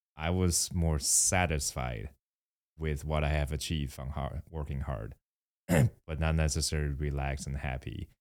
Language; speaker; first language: English; non-native, fluent; Chinese